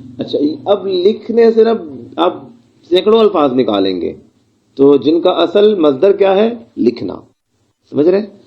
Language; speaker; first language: Urdu; non-native, local second language; Baluchi